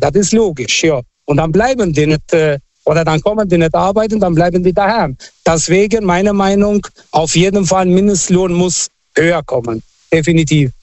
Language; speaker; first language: German; non-native, fluent; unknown